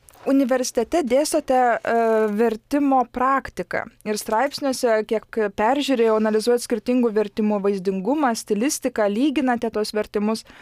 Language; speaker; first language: Lithuanian; native; Lithuanian